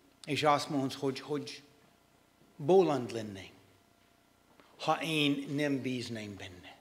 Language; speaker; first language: Hungarian; non-native, fluent; English